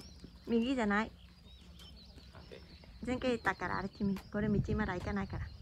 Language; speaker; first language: Japanese; non-native, learner; Vietnamese